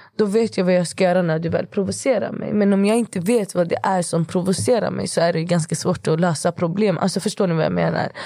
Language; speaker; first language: Swedish; early bilingual, other home language; Kurdish